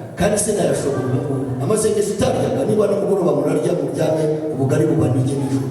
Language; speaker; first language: Kinyarwanda; early bilingual, heritage; Kinyarwanda